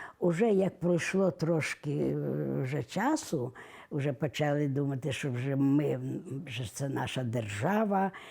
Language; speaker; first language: Ukrainian; non-native, local second language; Russian